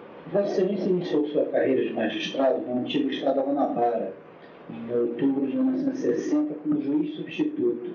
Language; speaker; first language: Portuguese; native; Portuguese